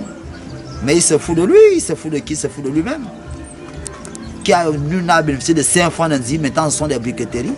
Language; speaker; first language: French; non-native, local second language; Fang